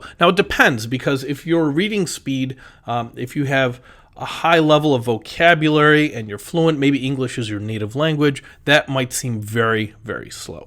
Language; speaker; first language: English; native; English